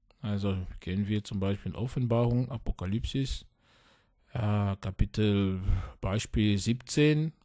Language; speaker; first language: German; non-native, fluent; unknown